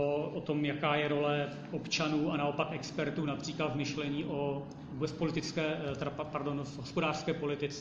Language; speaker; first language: Czech; native; Czech